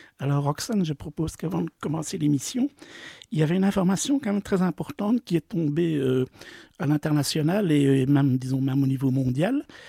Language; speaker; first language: French; native; French